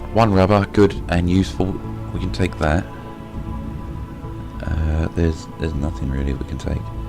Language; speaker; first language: English; native; English